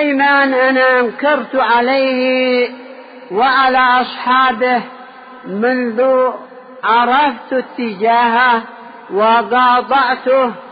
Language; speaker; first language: Arabic; native; Arabic